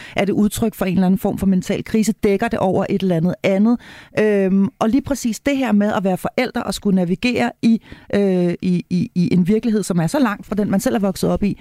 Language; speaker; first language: Danish; native; Danish